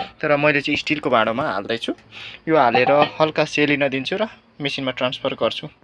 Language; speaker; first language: Nepali; non-native, local second language; Rana Tharu